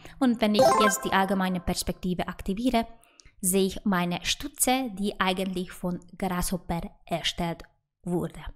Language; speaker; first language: German; non-native, fluent; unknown